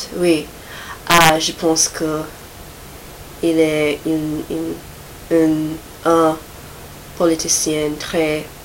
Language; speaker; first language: French; non-native, learner; English